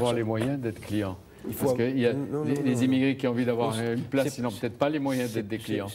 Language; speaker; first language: French; native; French